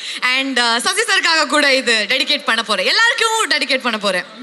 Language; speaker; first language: Tamil; non-native, learner; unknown